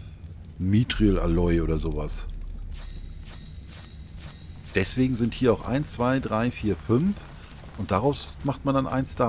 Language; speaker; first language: German; native; German